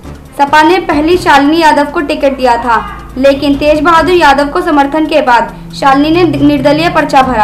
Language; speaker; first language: Hindi; native; Hindi